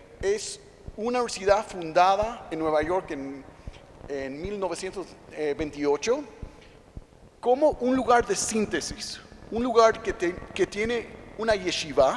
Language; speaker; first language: Spanish; non-native, fluent; English